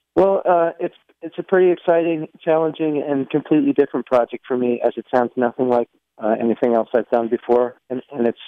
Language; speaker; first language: English; native; English